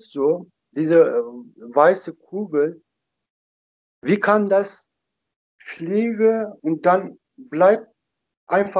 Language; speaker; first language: German; non-native, learner; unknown